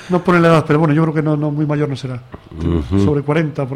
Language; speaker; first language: Spanish; native; Spanish